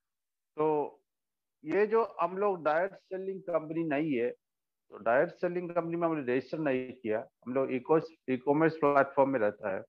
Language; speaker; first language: Hindi; non-native, local second language; Malayalam